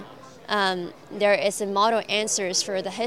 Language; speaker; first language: English; non-native, local second language; Cantonese